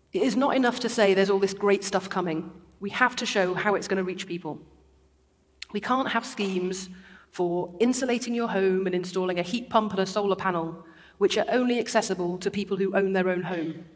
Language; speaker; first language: English; native; English